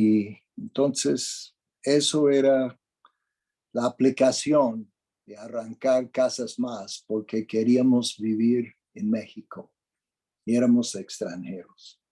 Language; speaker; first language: Spanish; non-native, fluent; English